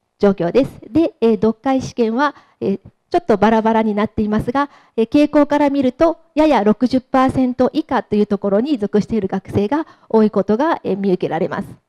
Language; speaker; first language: Japanese; native; Japanese